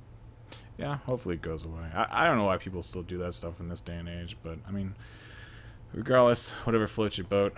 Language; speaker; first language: English; native; English